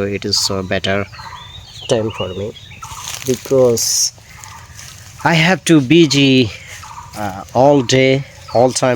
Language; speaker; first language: English; non-native, learner; Bangla